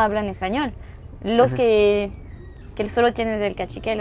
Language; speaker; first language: Spanish; non-native, learner; French